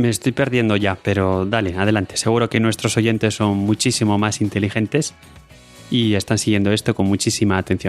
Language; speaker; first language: Spanish; native; Spanish